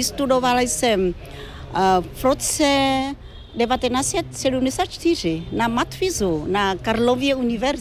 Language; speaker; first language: Czech; non-native, fluent; Vietnamese